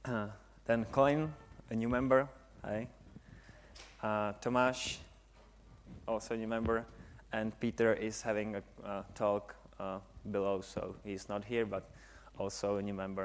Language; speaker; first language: English; non-native, fluent; Czech